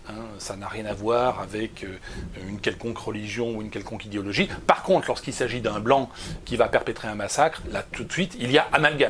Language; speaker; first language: French; native; French